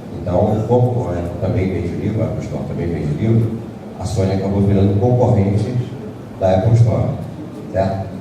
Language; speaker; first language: Portuguese; native; Portuguese